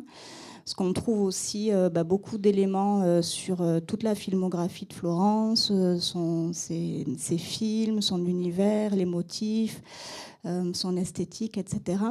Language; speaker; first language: French; native; French